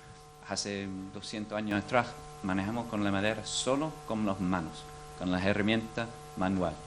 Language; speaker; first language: Spanish; non-native, fluent; English